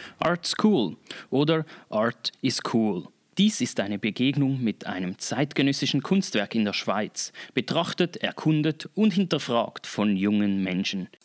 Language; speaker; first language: German; native; German